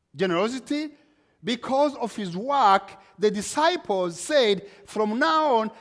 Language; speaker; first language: English; non-native, local second language; Kinyarwanda